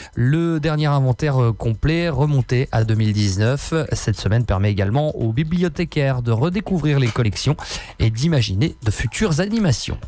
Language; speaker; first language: French; native; French